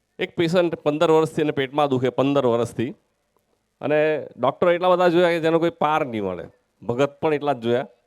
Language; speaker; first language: Gujarati; native; Gujarati